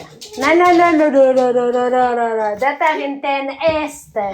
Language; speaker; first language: Swedish; non-native, learner; French